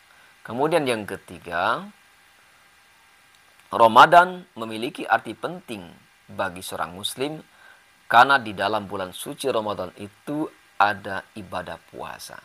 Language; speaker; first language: Indonesian; native; Indonesian